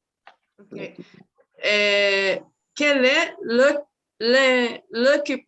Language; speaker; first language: French; non-native, learner; Spanish